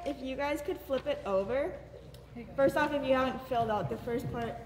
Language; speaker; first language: English; native; English